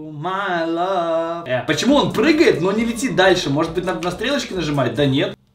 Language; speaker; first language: Russian; native; Russian